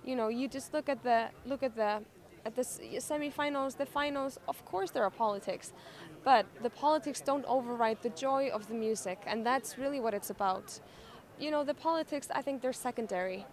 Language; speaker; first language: English; non-native, fluent; Icelandic